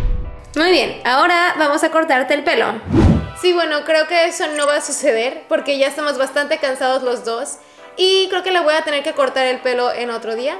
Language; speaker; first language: Spanish; native; Spanish